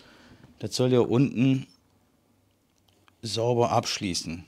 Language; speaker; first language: German; native; German